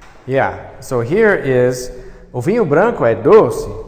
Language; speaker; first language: Portuguese; non-native, fluent; English